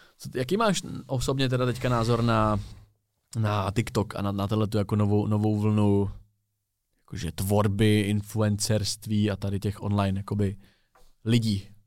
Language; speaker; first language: Czech; native; Czech